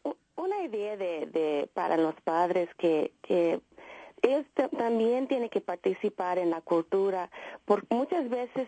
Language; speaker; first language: Spanish; early bilingual, heritage; Spanish